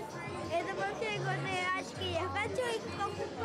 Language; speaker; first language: Russian; early bilingual, heritage; Russian